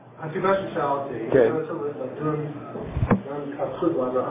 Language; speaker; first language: Hebrew; non-native, learner; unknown